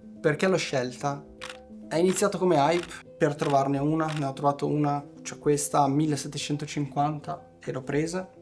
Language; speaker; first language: Italian; early bilingual, other home language; Portuguese